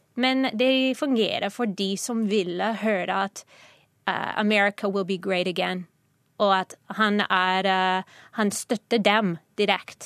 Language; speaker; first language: Norwegian; non-native, fluent; English